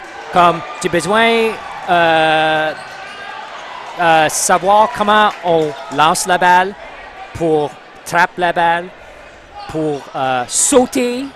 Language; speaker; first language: French; non-native, local second language; English